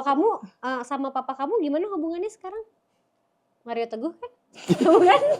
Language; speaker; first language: Indonesian; native; Indonesian